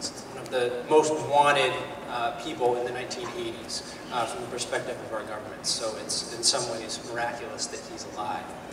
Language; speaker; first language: English; native; English